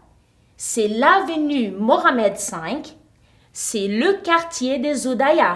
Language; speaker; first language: French; non-native, fluent; Portuguese